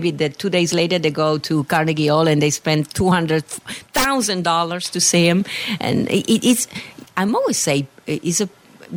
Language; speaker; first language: English; non-native, fluent; Italian